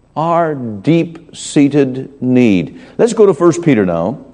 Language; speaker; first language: English; native; English